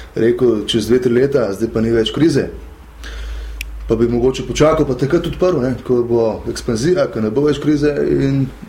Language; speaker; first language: Slovenian; native; Slovenian